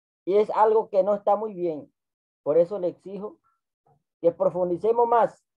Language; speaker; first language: Spanish; non-native, local second language; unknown